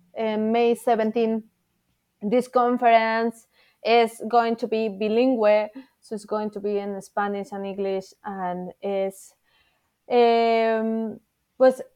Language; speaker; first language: English; non-native, learner; Spanish